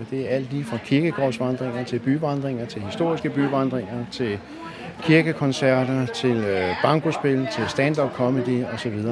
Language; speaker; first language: Danish; native; Danish